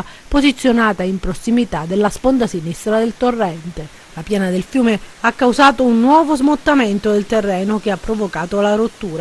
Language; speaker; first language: Italian; native; Italian